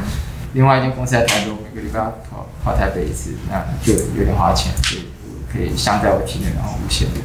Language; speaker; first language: Chinese; native; Chinese